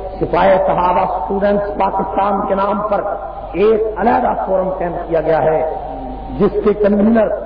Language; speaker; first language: Urdu; non-native, local second language; Punjabi